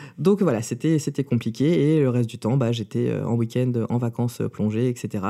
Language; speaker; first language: French; early bilingual, other home language; Russian